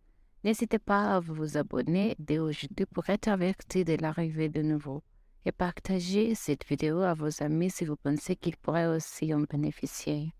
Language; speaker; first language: French; non-native, fluent; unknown